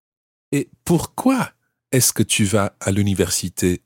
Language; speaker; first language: French; non-native, fluent; English